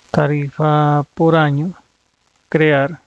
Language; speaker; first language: Spanish; native; Spanish